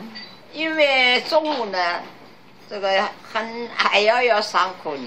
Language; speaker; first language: Chinese; non-native, local second language; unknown